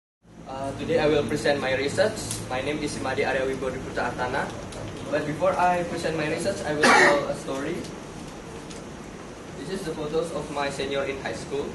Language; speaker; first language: English; non-native, learner; Indonesian